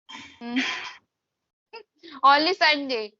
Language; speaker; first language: English; non-native, learner; Hindi